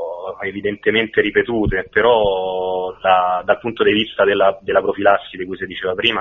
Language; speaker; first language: Italian; native; Italian